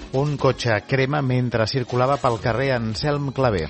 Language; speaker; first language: Catalan; native; Catalan